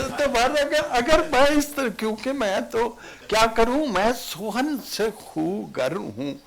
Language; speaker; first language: Urdu; non-native, local second language; Punjabi